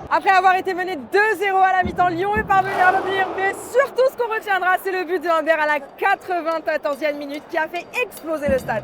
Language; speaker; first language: French; native; French